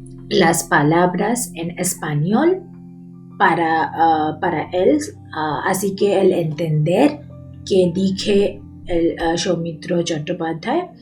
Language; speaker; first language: Spanish; non-native, learner; Bangla